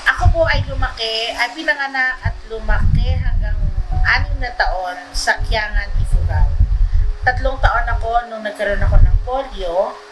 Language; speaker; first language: Filipino; non-native, local second language; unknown